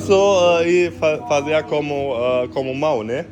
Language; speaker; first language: Portuguese; non-native, learner; German